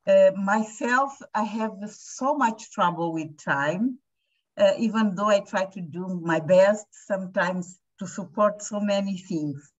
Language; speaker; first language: English; non-native, fluent; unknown